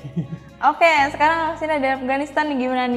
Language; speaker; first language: Indonesian; native; Indonesian